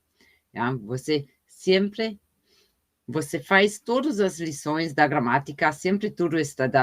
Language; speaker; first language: Portuguese; non-native, fluent; German